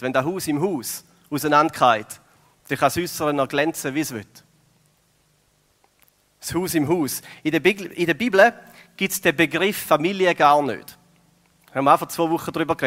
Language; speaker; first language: German; native; German